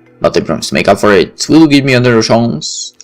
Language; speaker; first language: English; non-native, fluent; Polish